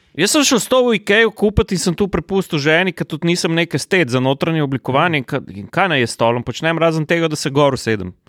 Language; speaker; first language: Slovenian; native; Slovenian